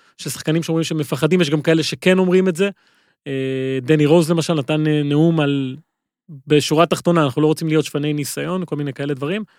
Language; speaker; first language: Hebrew; native; Hebrew